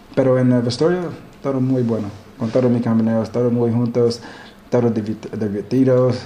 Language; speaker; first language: Spanish; non-native, learner; English